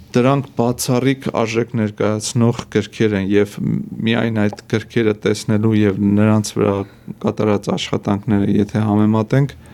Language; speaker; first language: Armenian; native; Armenian